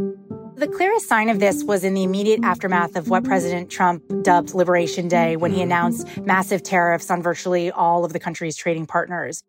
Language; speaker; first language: English; native; English